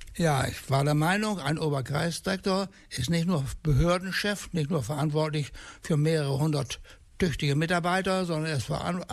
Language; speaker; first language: German; native; German